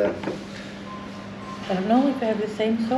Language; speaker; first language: English; non-native, fluent; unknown